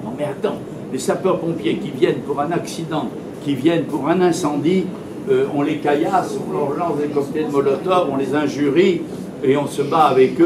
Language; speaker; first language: French; native; French